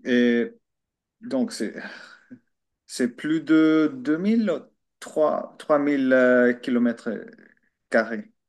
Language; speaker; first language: French; non-native, learner; Finnish